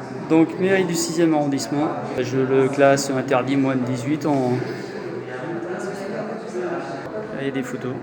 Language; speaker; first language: French; native; French